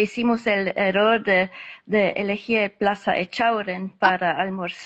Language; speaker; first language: Spanish; non-native, fluent; English